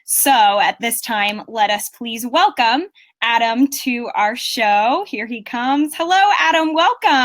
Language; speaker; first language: English; native; English